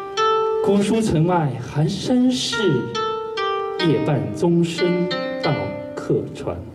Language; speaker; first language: Chinese; native; Chinese